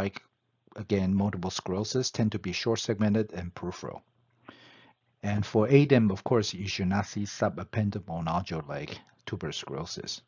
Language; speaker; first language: English; non-native, fluent; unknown